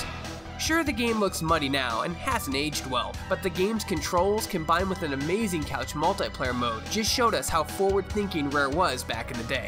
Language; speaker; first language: English; native; English